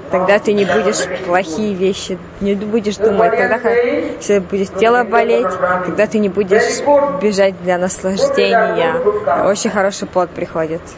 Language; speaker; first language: Russian; non-native, fluent; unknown